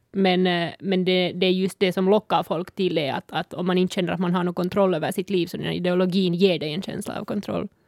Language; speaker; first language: Swedish; non-native, local second language; Northern Sami